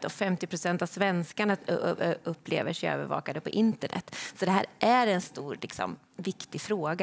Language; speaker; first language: Swedish; native; Swedish